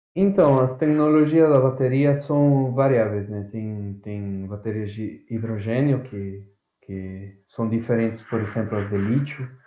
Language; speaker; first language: Portuguese; non-native, fluent; Spanish